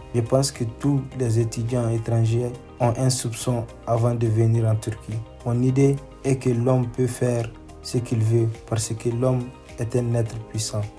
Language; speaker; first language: French; non-native, local second language; Arabic